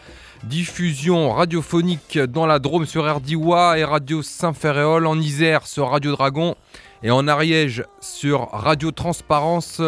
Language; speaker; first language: French; native; French